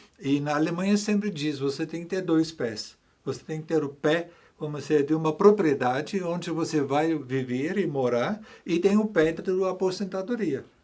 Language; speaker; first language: Portuguese; non-native, fluent; German